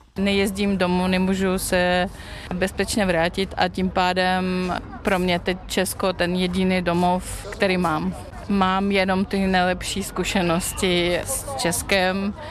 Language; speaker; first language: Czech; non-native, fluent; Belarusian